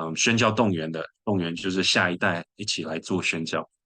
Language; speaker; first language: Chinese; early bilingual, other home language; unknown